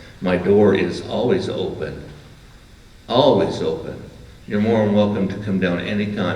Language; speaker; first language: English; native; English